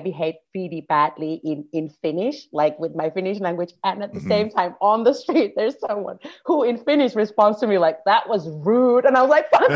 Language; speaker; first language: English; non-native, fluent; Finnish